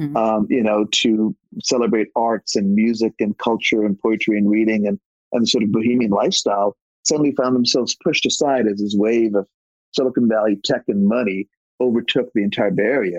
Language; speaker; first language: English; native; English